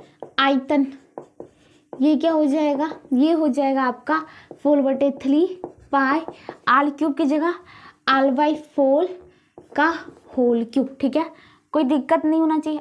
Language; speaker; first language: Hindi; native; Hindi